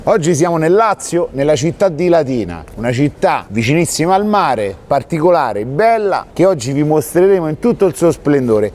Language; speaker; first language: Italian; native; Italian